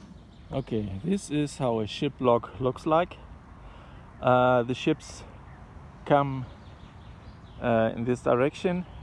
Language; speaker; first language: English; non-native, fluent; German